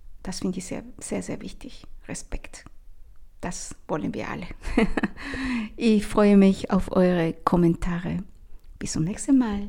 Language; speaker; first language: German; non-native, fluent; Spanish